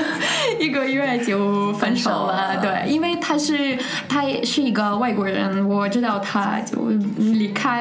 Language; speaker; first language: Chinese; non-native, fluent; Russian